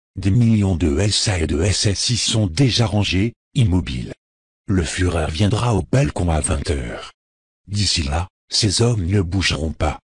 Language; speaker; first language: French; native; French